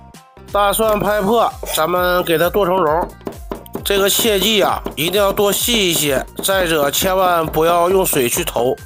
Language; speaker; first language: Chinese; native; Chinese